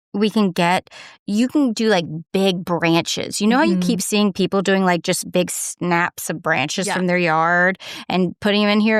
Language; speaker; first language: English; native; English